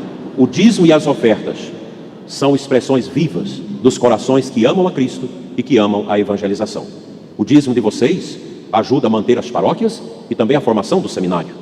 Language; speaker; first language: Portuguese; native; Portuguese